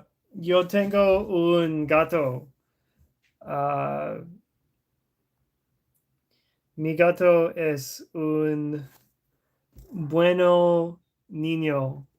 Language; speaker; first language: Spanish; non-native, learner; English